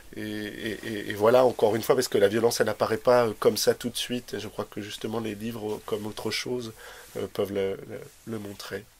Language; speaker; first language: French; native; French